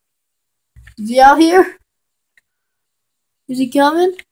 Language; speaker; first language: English; native; English